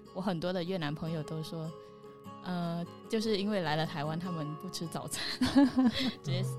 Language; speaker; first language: Chinese; non-native, fluent; Vietnamese